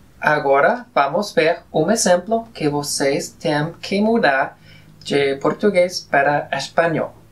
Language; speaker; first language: Portuguese; non-native, fluent; Spanish